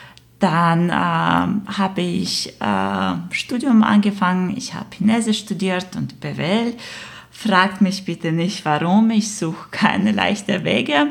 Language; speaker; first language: German; non-native, fluent; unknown